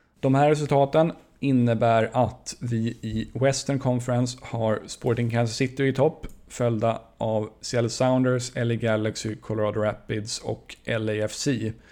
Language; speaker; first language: Swedish; native; Swedish